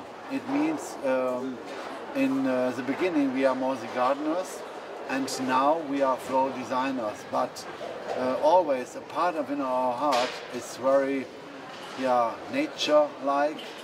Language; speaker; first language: English; non-native, fluent; German